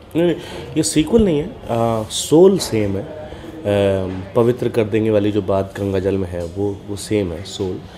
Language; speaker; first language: Hindi; native; Hindi